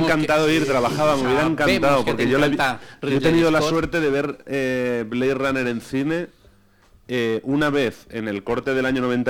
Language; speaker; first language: Spanish; native; Spanish